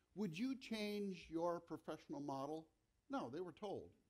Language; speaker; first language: English; native; English